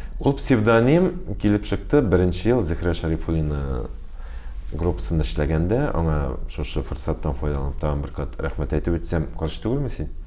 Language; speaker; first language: Tatar; native; Tatar